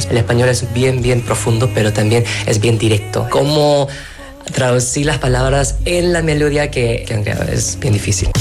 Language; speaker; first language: Spanish; non-native, fluent; Korean